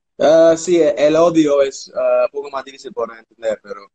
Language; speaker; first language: Spanish; non-native, learner; English